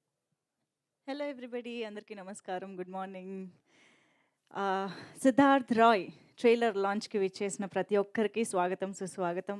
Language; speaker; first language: Telugu; native; Telugu